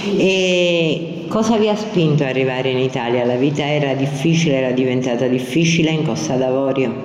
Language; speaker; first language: Italian; native; Italian